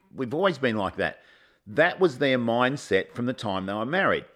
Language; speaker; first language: English; native; English